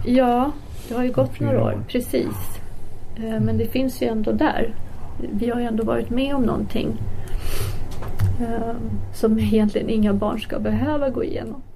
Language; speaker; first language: Swedish; early bilingual, other home language; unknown